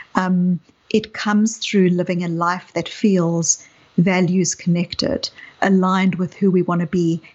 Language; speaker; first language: English; native; English